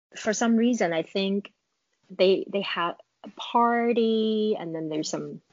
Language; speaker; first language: English; non-native, fluent; Chinese